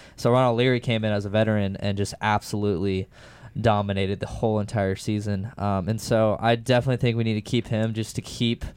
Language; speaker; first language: English; native; English